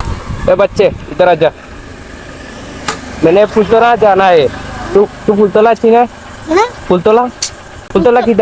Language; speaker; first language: Hindi; non-native, learner; Sylheti